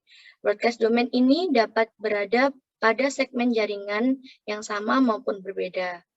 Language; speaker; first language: Indonesian; native; Indonesian